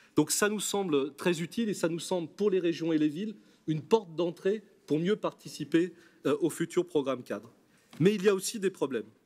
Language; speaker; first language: French; native; French